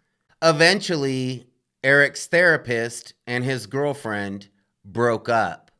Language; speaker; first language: English; native; English